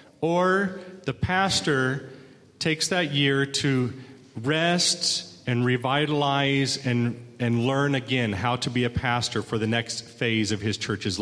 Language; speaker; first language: English; native; English